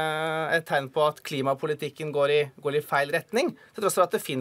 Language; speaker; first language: Norwegian; native; Norwegian